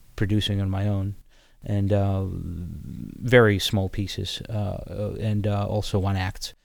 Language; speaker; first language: English; non-native, fluent; Ukrainian